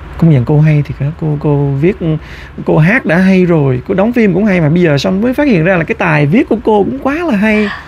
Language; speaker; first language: Vietnamese; early bilingual, heritage; Vietnamese